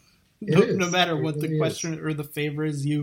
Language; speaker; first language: English; native; English